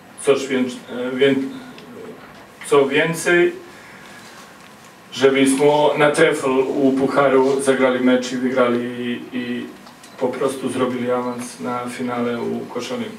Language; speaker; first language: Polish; non-native, learner; Croatian